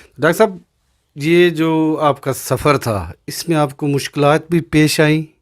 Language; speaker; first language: Urdu; non-native, local second language; Punjabi